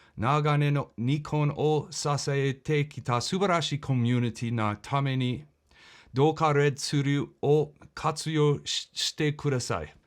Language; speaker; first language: Japanese; non-native, learner; English